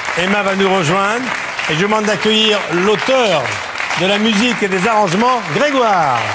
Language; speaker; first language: French; native; French